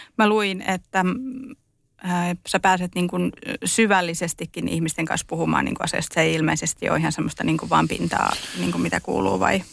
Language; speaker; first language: Finnish; early bilingual, other home language; Estonian